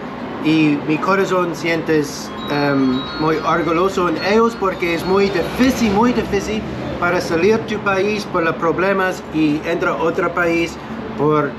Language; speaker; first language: Spanish; non-native, learner; English